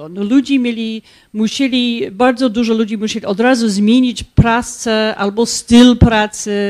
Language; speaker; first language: Polish; non-native, fluent; English